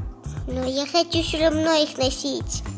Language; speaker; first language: Russian; early bilingual, heritage; Russian